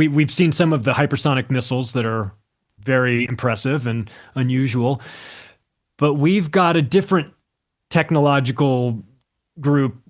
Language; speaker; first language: English; native; English